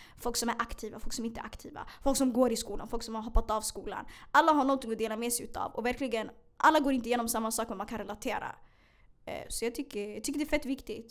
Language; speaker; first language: Swedish; early bilingual, other home language; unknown